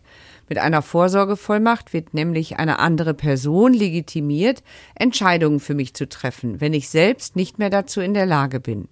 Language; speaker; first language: German; native; German